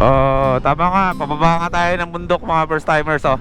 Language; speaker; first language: Filipino; native; Filipino